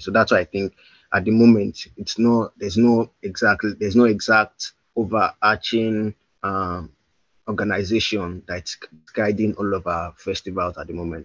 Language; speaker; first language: English; non-native, local second language; Yoruba